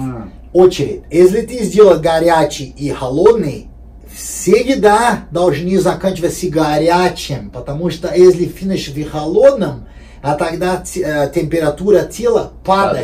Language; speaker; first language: Russian; non-native, learner; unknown